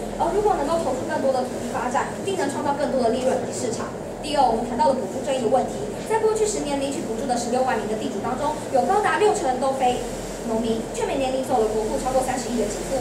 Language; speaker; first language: Chinese; native; Chinese